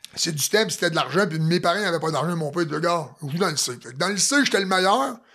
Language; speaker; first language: French; native; French